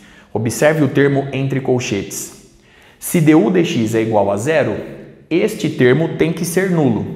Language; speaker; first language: Portuguese; native; Portuguese